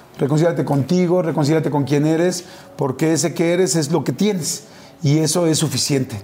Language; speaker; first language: Spanish; native; Spanish